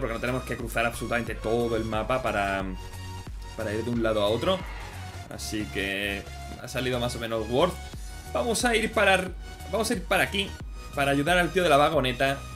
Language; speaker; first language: Spanish; native; Spanish